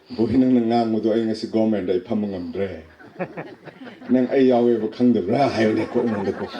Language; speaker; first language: Manipuri; non-native, local second language; Tangkhul Naga (India)